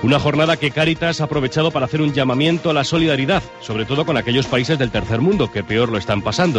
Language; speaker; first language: Spanish; native; Spanish